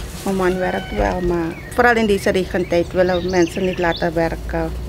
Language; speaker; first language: Dutch; non-native, local second language; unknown